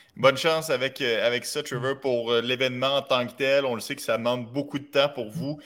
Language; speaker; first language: French; native; French